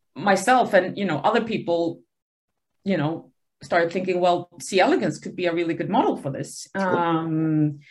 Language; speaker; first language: English; early bilingual, other home language; Spanish